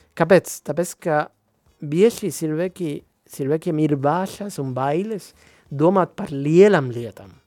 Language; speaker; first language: Latvian; non-native, fluent; Spanish